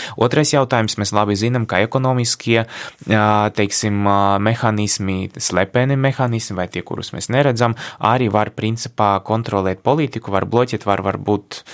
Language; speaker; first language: Latvian; non-native, local second language; Russian